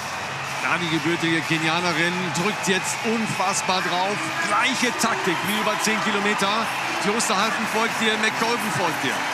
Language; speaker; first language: German; native; German